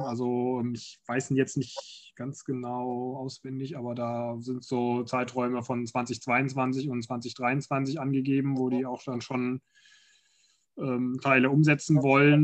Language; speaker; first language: German; native; German